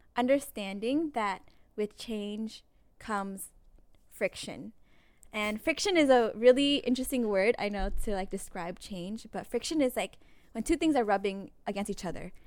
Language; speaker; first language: English; native; English